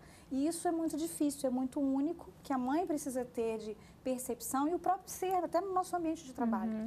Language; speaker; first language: Portuguese; native; Portuguese